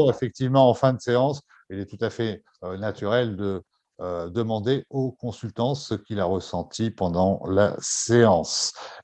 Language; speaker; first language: French; native; French